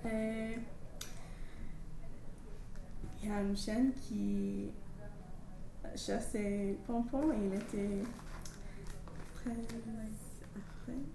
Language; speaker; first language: French; non-native, learner; English